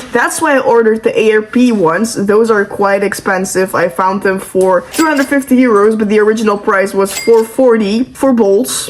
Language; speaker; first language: English; non-native, fluent; Dutch